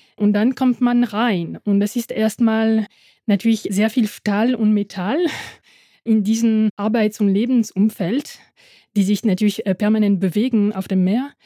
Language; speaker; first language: German; non-native, fluent; French